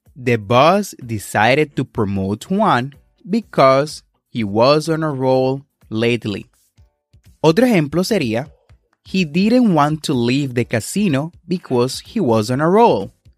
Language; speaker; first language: English; non-native, fluent; Spanish